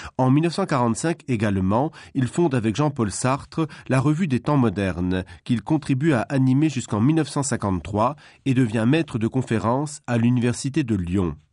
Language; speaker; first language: French; non-native, local second language; Luxembourgish